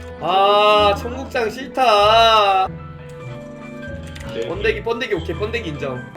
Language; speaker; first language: Korean; native; Korean